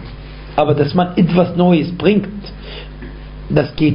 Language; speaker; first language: German; non-native, fluent; Arabic